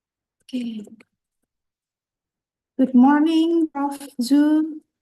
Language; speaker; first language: English; non-native, learner; Indonesian